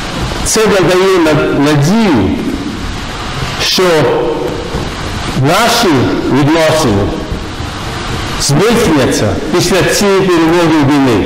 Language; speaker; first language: Ukrainian; non-native, fluent; Georgian